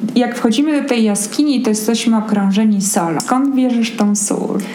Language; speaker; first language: Polish; native; Polish